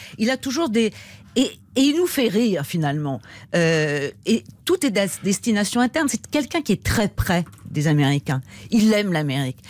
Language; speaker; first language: French; native; French